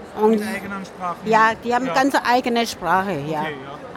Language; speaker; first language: German; non-native, learner; Min Nan Chinese